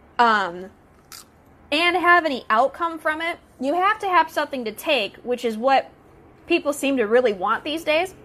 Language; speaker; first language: English; native; English